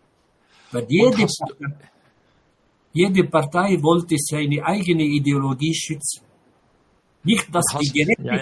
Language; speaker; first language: German; non-native, fluent; Arabic